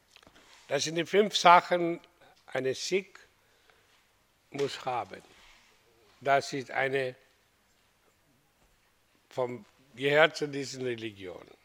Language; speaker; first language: German; non-native, fluent; Hindi